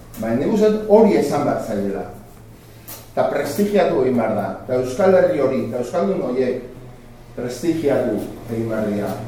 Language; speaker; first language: Basque; non-native, local second language; Spanish